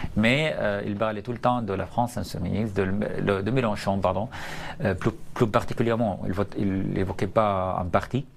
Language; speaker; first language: French; non-native, fluent; Arabic